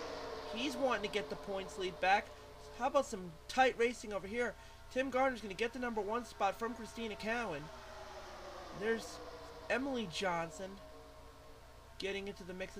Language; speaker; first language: English; native; English